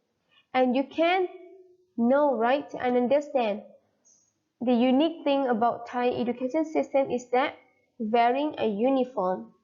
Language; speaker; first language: English; non-native, fluent; Thai